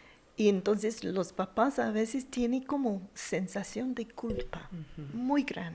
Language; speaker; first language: Spanish; non-native, fluent; English